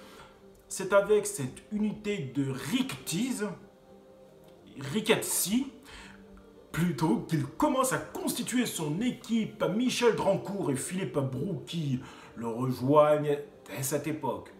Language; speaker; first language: French; native; French